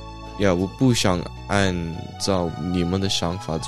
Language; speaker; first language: Chinese; early bilingual, heritage; Chinese